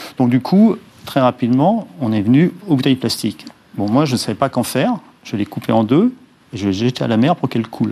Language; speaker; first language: French; native; French